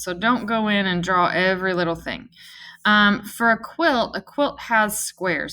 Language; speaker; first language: English; native; English